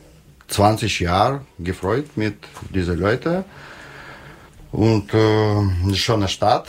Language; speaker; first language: German; non-native, learner; Russian